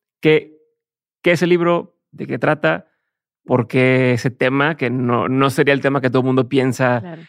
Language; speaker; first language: Spanish; native; Spanish